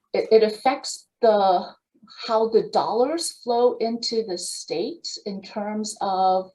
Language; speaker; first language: English; native; English